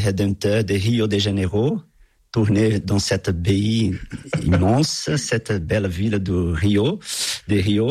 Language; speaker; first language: French; non-native, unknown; Portuguese